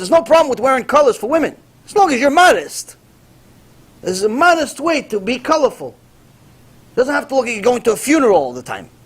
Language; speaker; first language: English; non-native, fluent; Hebrew